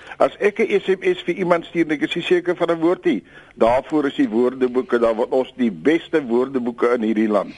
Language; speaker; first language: Afrikaans; native; Afrikaans